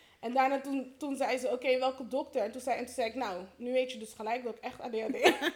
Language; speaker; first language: Dutch; early bilingual, heritage; Dutch